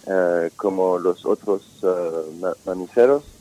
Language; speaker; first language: Spanish; non-native, fluent; French